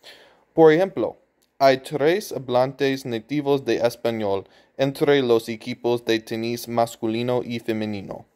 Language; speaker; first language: Spanish; non-native, fluent; English